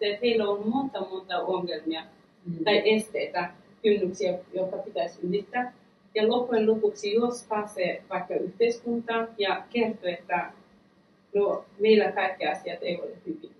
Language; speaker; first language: Finnish; non-native, fluent; Persian